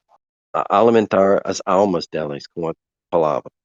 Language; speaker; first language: Portuguese; non-native, learner; English